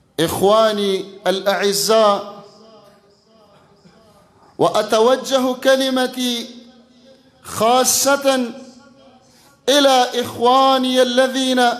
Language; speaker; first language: Arabic; non-native, fluent; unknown